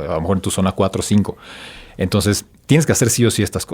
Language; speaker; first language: Spanish; native; Spanish